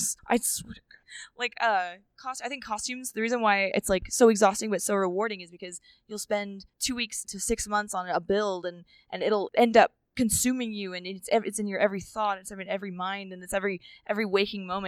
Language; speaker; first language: English; native; English